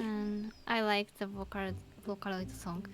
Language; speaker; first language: English; non-native, learner; Japanese